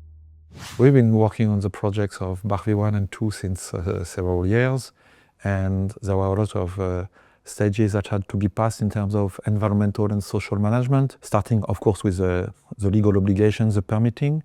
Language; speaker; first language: English; non-native, fluent; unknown